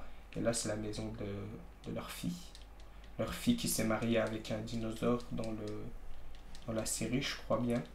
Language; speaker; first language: French; native; French